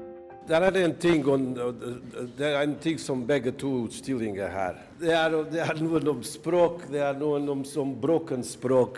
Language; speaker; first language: Norwegian; non-native, fluent; Bosnian